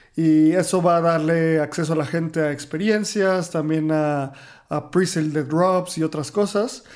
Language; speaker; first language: Spanish; native; Spanish